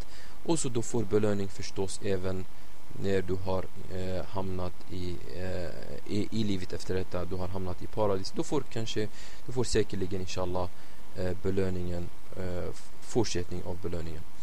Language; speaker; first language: Swedish; non-native, fluent; Arabic